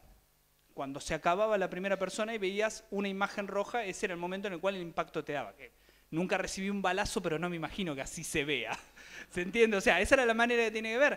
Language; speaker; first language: Spanish; native; Spanish